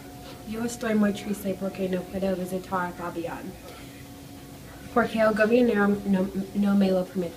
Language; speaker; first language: Spanish; non-native, learner; English